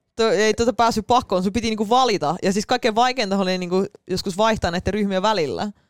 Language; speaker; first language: Finnish; early bilingual, other home language; Russian